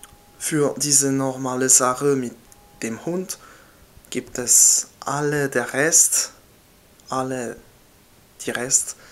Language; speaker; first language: German; non-native, learner; French